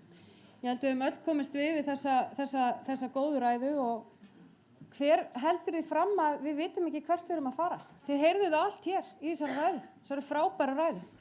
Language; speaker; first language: Icelandic; native; Icelandic